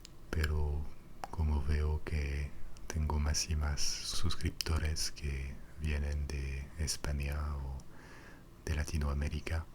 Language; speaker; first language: Spanish; non-native, fluent; French